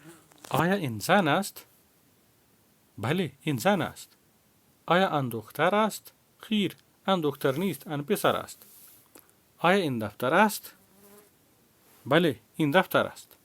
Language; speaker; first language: Persian; non-native, fluent; Urdu